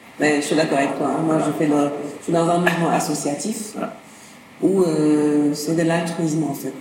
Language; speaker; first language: French; non-native, local second language; Wolof